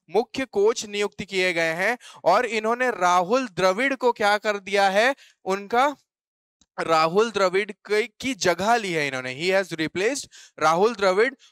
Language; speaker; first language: Hindi; native; Hindi